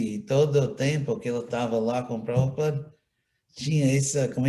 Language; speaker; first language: Portuguese; non-native, fluent; English